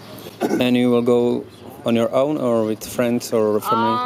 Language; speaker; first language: English; non-native, fluent; Czech